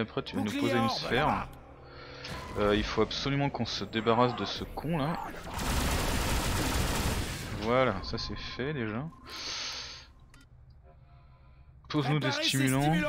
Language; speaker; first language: French; native; French